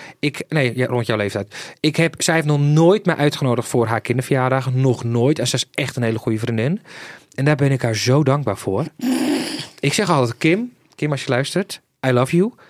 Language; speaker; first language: Dutch; early bilingual, other home language; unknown